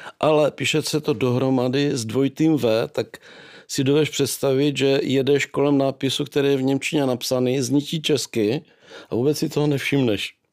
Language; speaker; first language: Czech; native; Czech